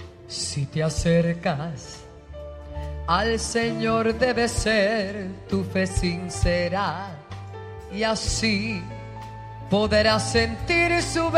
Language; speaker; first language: Spanish; native; Spanish